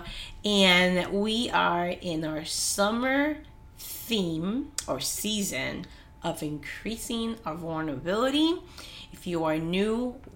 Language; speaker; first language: English; non-native, fluent; Spanish